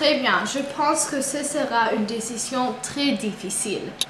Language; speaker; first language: French; non-native, learner; English